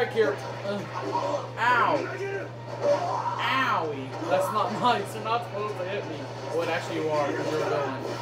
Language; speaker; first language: English; native; English